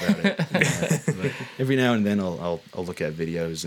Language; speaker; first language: English; native; English